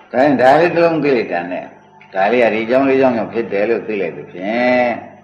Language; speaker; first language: Burmese; native; Burmese